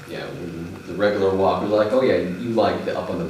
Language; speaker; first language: English; native; English